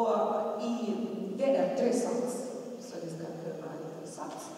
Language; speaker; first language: Norwegian; non-native, learner; Russian